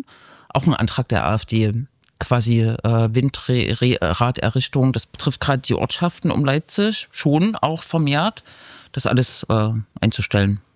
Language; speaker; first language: German; native; German